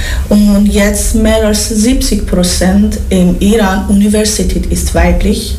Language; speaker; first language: German; non-native, learner; Persian